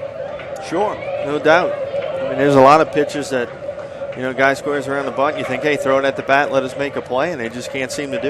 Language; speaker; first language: English; native; English